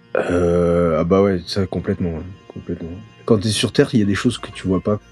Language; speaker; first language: French; native; French